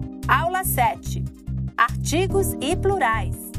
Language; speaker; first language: Portuguese; non-native, fluent; English